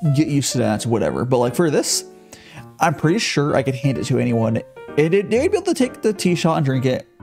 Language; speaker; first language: English; native; English